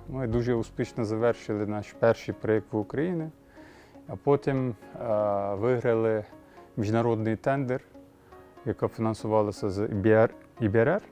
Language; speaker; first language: Ukrainian; non-native, learner; Turkish